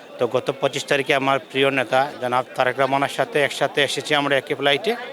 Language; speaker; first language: Bangla; native; Bangla